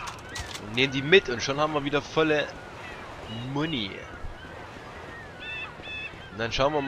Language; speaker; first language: German; native; German